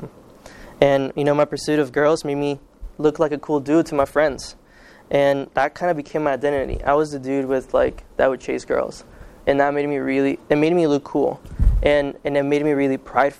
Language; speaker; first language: English; early bilingual, other home language; Spanish